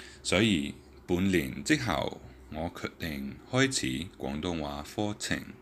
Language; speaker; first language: Cantonese; non-native, learner; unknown